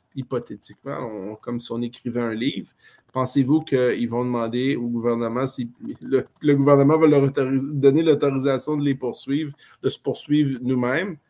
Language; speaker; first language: French; native; French